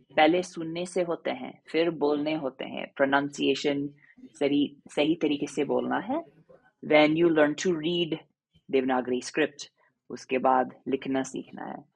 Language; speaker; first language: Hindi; non-native, fluent; English